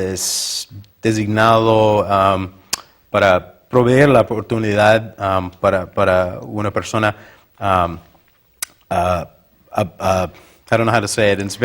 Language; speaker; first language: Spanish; non-native, learner; English